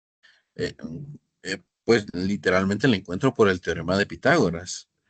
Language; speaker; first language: Spanish; native; Spanish